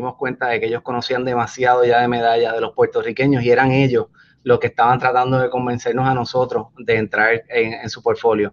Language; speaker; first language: Spanish; native; Spanish